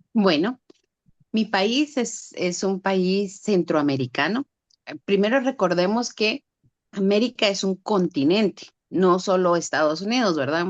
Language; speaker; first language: Spanish; native; Spanish